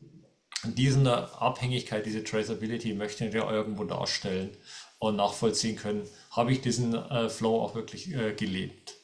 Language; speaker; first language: German; native; German